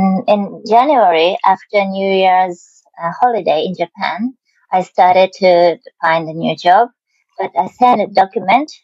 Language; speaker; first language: English; non-native, learner; Japanese